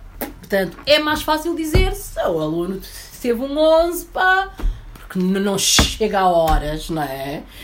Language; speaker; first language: Portuguese; early bilingual, other home language; Upper Guinea Crioulo